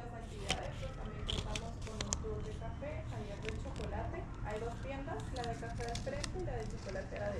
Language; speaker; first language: Spanish; native; Spanish